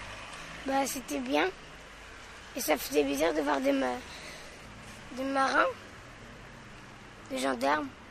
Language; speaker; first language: French; native; French